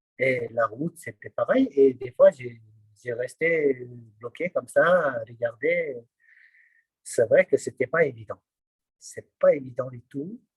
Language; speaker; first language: French; non-native, fluent; Nepali